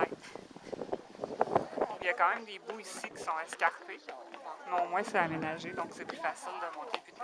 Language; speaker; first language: French; native; French